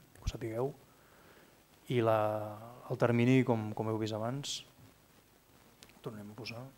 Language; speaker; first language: Catalan; native; Catalan